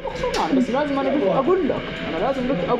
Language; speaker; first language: Arabic; non-native, learner; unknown